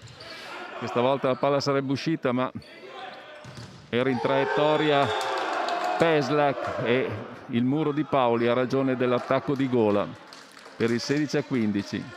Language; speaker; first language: Italian; native; Italian